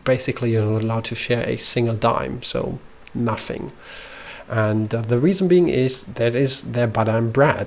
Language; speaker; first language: English; non-native, fluent; German